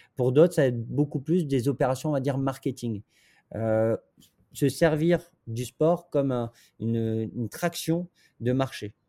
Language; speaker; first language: French; native; French